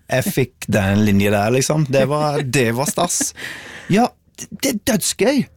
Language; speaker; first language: Norwegian; non-native, fluent; English